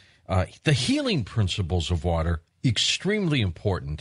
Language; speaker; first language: English; native; English